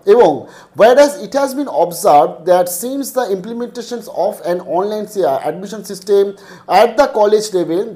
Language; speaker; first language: English; non-native, local second language; Bangla